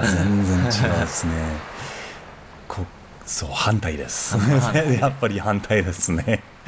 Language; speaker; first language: Japanese; non-native, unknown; German